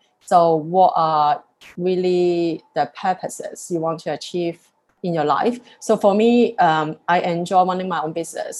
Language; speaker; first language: English; non-native, local second language; Cantonese